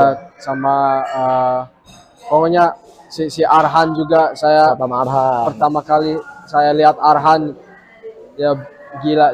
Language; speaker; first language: Indonesian; early bilingual, heritage; English